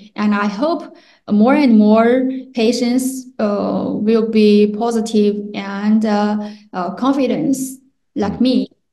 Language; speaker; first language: English; non-native, fluent; Chinese